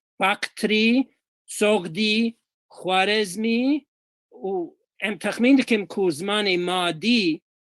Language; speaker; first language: Kurdish; non-native, fluent; English